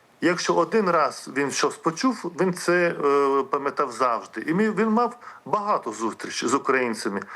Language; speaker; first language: Ukrainian; non-native, fluent; Lithuanian